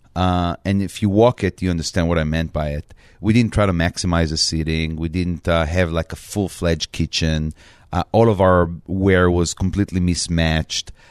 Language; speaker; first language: English; non-native, fluent; Hebrew